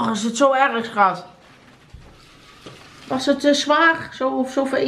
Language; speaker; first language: Dutch; native; Dutch